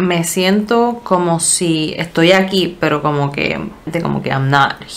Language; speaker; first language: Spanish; early bilingual, heritage; English